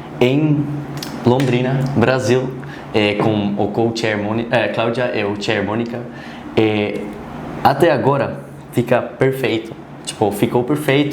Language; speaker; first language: Portuguese; non-native, learner; Dutch